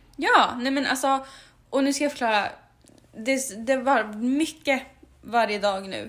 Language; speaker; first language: Swedish; native; Swedish